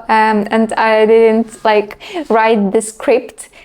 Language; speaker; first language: English; non-native, learner; Ukrainian